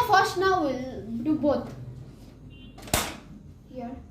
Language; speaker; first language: English; non-native, learner; Nepali